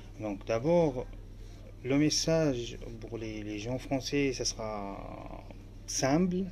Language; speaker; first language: French; non-native, fluent; Arabic